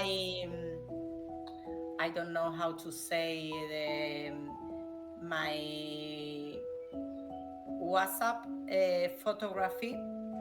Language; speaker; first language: English; non-native, learner; Spanish